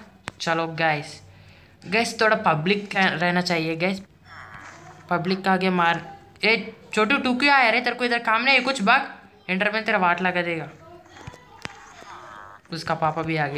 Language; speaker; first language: Hindi; native; Hindi